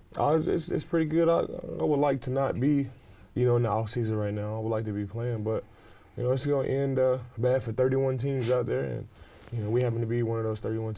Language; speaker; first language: English; native; English